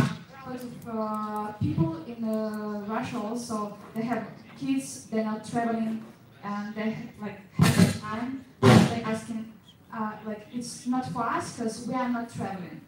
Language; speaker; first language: English; non-native, learner; Russian